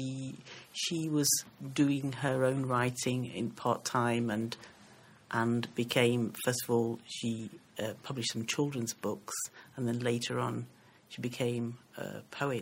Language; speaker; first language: English; native; English